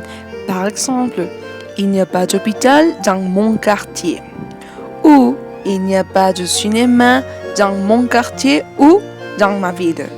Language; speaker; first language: French; non-native, fluent; Spanish